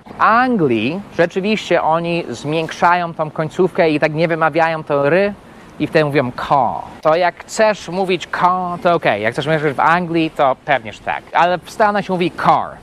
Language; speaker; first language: Polish; non-native, fluent; English